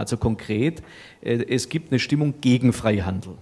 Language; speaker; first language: German; native; German